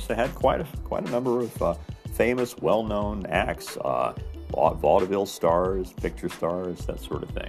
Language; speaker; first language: English; native; English